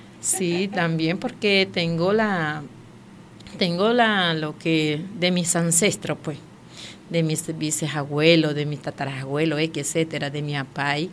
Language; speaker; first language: Spanish; non-native, local second language; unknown